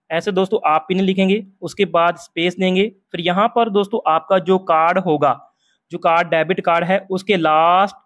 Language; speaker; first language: Hindi; non-native, local second language; Punjabi